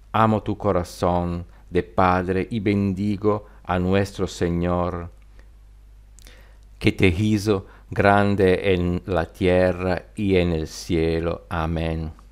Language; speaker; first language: Spanish; non-native, learner; Italian